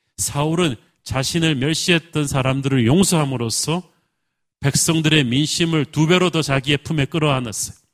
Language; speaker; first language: Korean; native; Korean